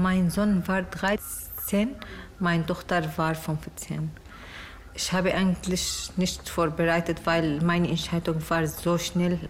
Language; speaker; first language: German; non-native, learner; Arabic